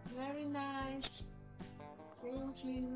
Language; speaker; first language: English; non-native, learner; Russian